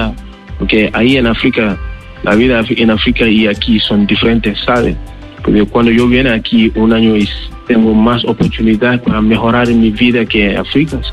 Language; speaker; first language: Spanish; non-native, learner; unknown